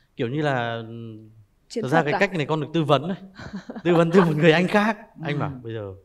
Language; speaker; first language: Vietnamese; native; Vietnamese